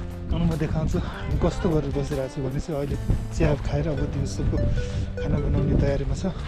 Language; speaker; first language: Nepali; non-native, local second language; Tibetan